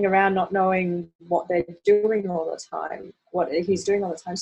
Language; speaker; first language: English; non-native, local second language; Cantonese